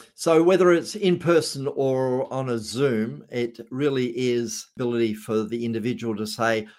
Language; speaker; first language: English; native; English